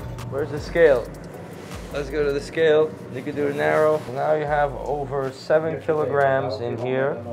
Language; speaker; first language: English; early bilingual, other home language; Russian